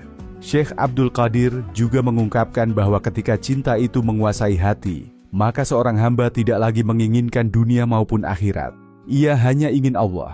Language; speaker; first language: Indonesian; native; Indonesian